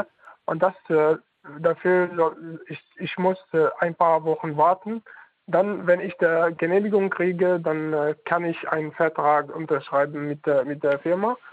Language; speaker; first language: German; non-native, learner; Arabic